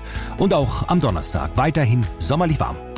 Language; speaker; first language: German; native; German